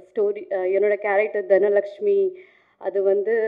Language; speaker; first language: Tamil; non-native, fluent; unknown